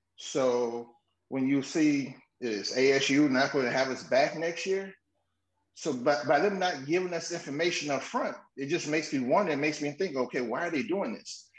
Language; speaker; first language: English; native; English